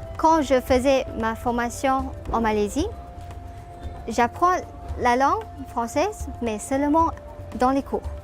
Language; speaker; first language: French; non-native, fluent; Chinese